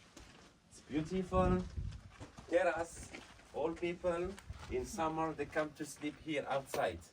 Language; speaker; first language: English; non-native, learner; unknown